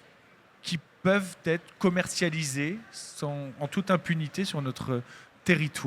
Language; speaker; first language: French; native; French